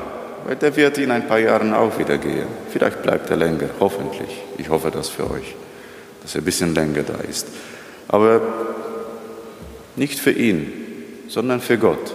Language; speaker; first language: German; non-native, fluent; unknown